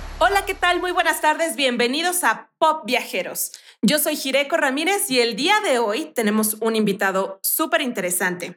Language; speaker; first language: Spanish; native; Spanish